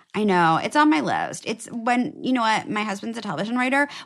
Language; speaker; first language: English; native; English